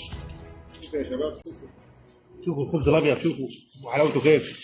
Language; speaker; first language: Arabic; native; Arabic